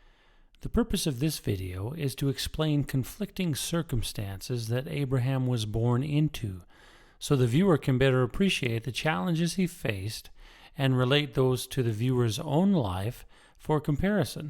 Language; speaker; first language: English; native; English